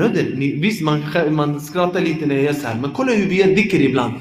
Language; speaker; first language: Swedish; early bilingual, other home language; Arabic